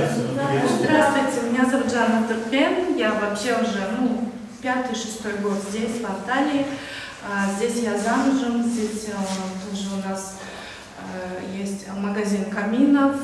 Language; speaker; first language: Russian; non-native, local second language; Kyrgyz